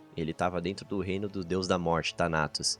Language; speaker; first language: Portuguese; native; Portuguese